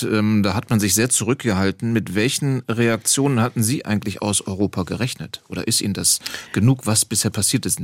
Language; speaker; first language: German; native; German